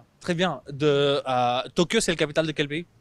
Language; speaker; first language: French; non-native, fluent; English